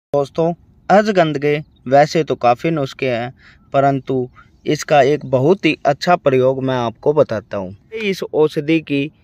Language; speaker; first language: Hindi; native; Hindi